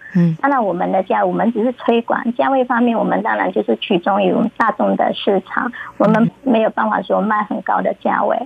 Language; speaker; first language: Chinese; native; Chinese